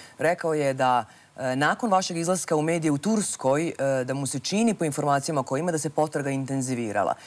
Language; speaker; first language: Serbian; native; Serbian